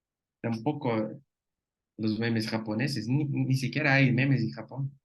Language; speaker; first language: Spanish; non-native, fluent; Portuguese